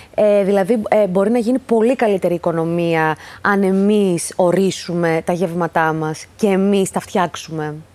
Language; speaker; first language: Greek; native; Greek